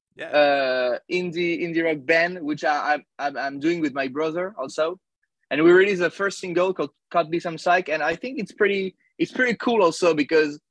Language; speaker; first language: English; non-native, fluent; French